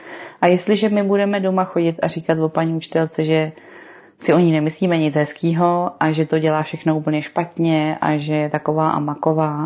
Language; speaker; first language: Czech; native; Czech